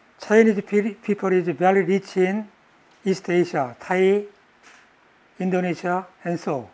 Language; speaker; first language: English; non-native, learner; Korean